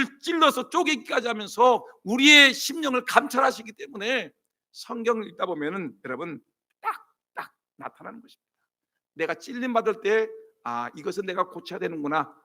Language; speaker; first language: Korean; native; Korean